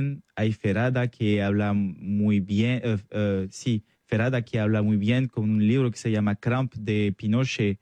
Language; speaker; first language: Spanish; non-native, learner; French